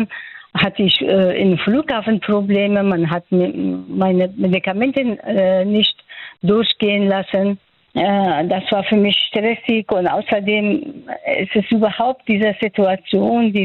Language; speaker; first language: German; non-native, fluent; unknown